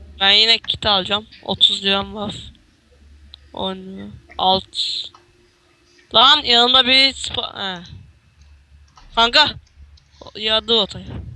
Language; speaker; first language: Turkish; native; Turkish